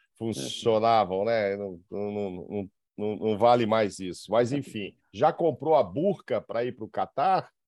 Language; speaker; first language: Portuguese; native; Portuguese